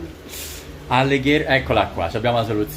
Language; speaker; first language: Italian; native; Italian